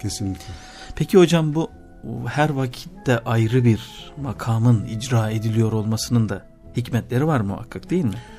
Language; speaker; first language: Turkish; native; Turkish